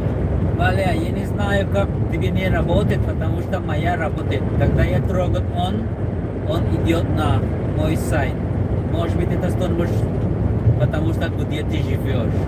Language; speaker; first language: Russian; non-native, learner; English